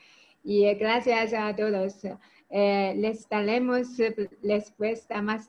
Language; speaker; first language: Spanish; non-native, learner; Chinese